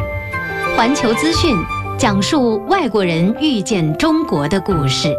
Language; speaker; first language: Chinese; native; Chinese